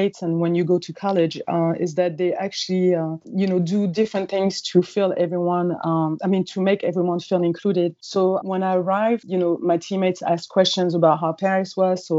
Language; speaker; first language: English; non-native, fluent; French